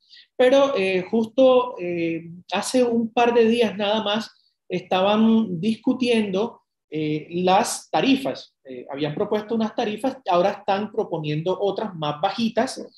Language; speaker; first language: Spanish; native; Spanish